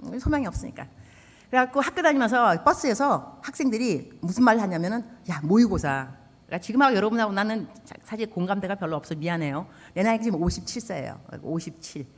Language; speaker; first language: Korean; native; Korean